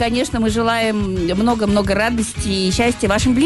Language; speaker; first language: Russian; native; Russian